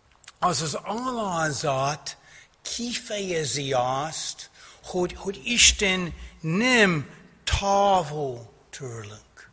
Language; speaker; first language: Hungarian; non-native, fluent; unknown